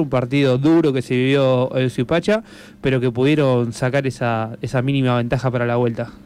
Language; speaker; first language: Spanish; native; Spanish